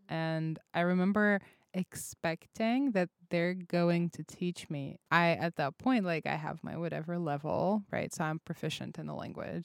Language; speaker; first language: English; non-native, fluent; Russian